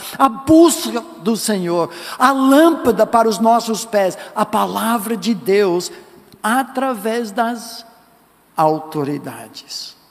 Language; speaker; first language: Portuguese; non-native, fluent; English